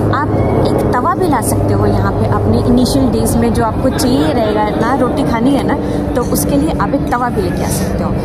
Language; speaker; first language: Hindi; native; Hindi